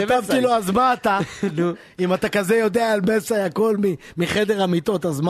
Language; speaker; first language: Hebrew; native; Hebrew